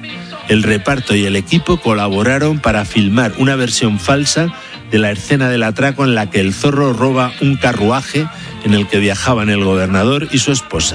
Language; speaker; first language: Spanish; native; Spanish